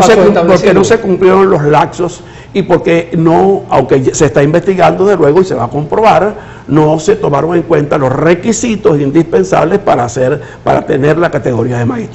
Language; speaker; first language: Spanish; native; Spanish